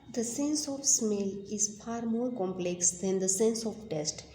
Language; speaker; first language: English; non-native, local second language; Gujarati